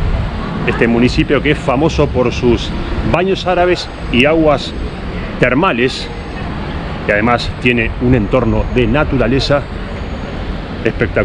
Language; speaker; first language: Spanish; native; Spanish